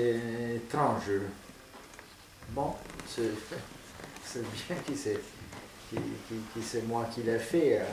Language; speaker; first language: French; non-native, fluent; Italian